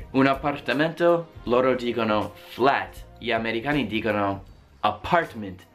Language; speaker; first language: Italian; non-native, fluent; English